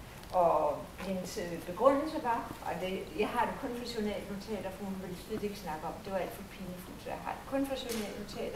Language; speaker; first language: Danish; native; Danish